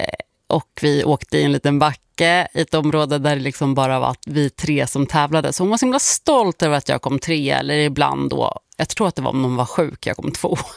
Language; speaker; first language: Swedish; native; Swedish